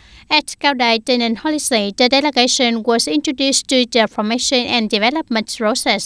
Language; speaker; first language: English; non-native, fluent; Vietnamese